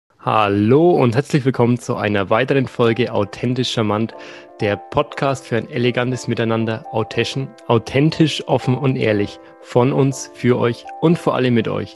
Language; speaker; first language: German; native; German